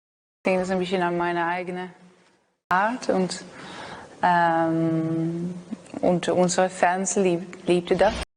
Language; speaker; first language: German; non-native, learner; Dutch